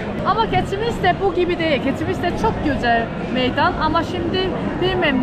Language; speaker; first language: Turkish; non-native, learner; Spanish